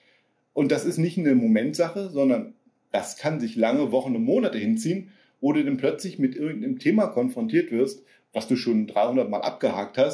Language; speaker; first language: German; native; German